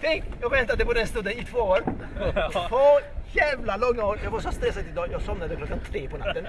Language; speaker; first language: Swedish; non-native, fluent; Polish